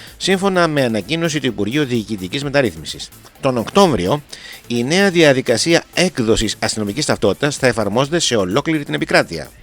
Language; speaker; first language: Greek; native; Greek